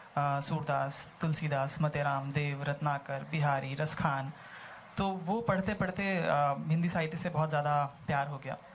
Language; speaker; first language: Hindi; native; Hindi